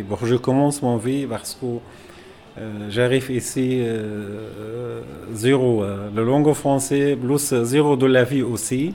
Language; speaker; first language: French; non-native, learner; Arabic